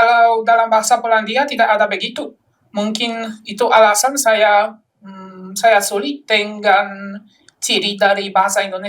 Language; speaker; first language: Indonesian; non-native, fluent; Polish